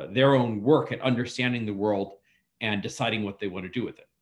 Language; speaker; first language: English; native; English